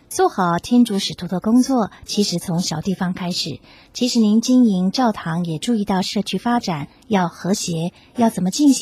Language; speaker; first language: Chinese; native; Chinese